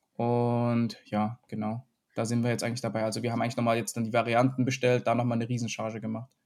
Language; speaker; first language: German; early bilingual, other home language; Vietnamese